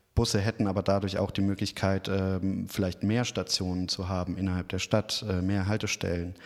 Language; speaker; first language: German; native; German